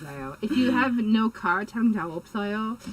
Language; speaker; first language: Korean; non-native, learner; English